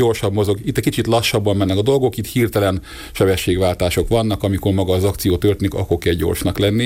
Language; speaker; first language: Hungarian; native; Hungarian